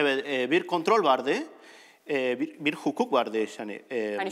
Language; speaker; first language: Turkish; non-native, learner; Spanish